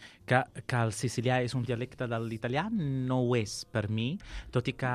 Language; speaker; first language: Catalan; non-native, fluent; Sicilian